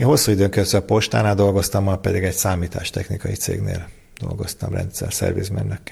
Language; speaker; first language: Hungarian; native; Hungarian